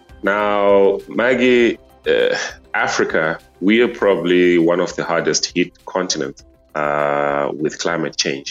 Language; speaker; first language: English; non-native, local second language; Nyanja